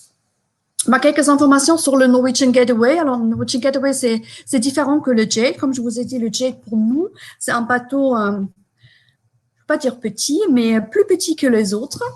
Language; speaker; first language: French; non-native, fluent; German